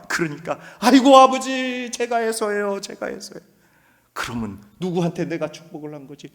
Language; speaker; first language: Korean; native; Korean